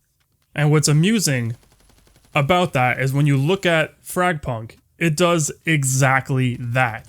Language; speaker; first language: English; native; English